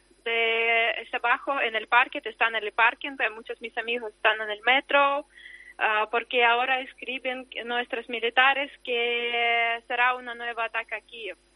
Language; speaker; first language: Spanish; non-native, learner; Ukrainian